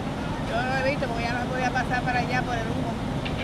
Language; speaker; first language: Spanish; native; Spanish